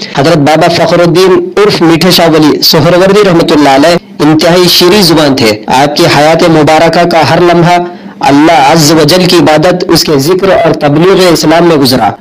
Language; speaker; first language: Hindi; native; Hindi